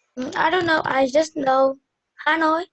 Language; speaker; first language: English; non-native, learner; Vietnamese